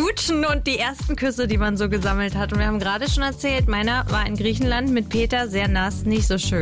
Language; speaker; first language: German; native; German